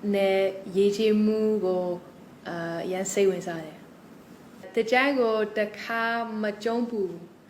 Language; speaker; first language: Burmese; non-native, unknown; Dutch